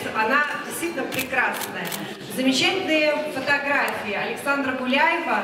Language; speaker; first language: Russian; native; Russian